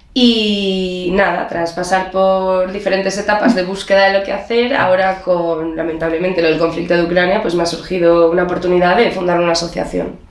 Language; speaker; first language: Spanish; early bilingual, other home language; Ukrainian